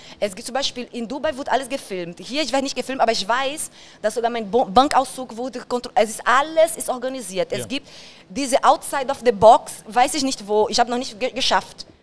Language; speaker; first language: German; non-native, fluent; Portuguese